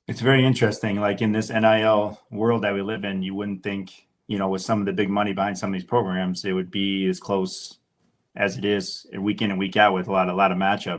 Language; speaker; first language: English; native; English